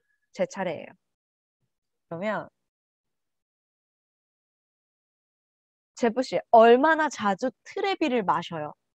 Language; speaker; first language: Korean; non-native, learner; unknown